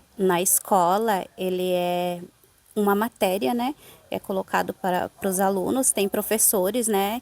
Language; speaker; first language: Portuguese; native; Portuguese